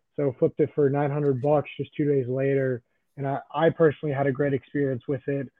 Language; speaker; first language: English; native; English